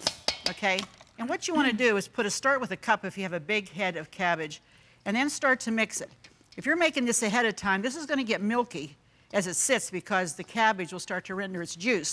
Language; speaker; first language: English; native; English